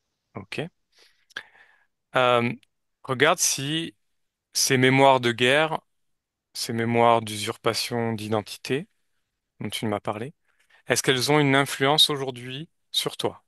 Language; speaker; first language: French; native; French